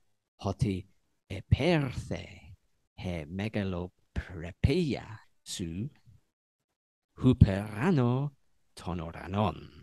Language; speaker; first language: Greek; non-native, learner; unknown